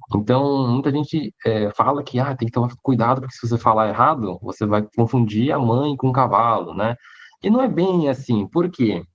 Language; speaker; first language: Portuguese; early bilingual, other home language; Hakka Chinese